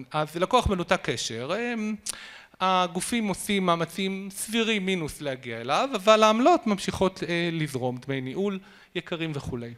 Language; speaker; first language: Hebrew; native; Hebrew